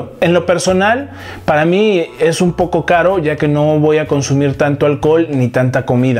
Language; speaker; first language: Spanish; native; Spanish